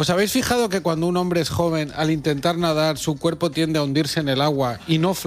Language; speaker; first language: Spanish; native; Spanish